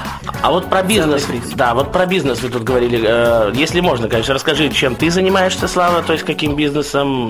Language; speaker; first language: Russian; native; Russian